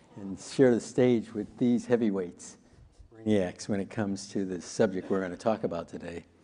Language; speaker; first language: English; native; English